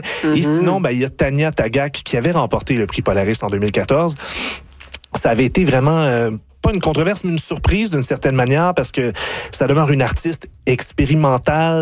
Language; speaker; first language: French; native; French